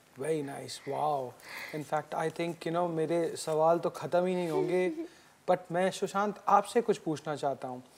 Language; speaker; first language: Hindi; native; Hindi